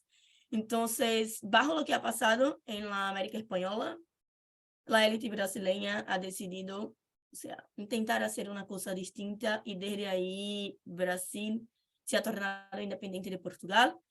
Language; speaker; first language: Spanish; non-native, fluent; Portuguese